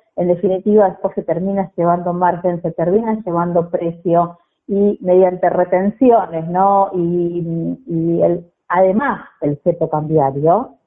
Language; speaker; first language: Spanish; native; Spanish